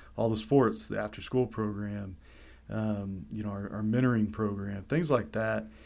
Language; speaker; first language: English; native; English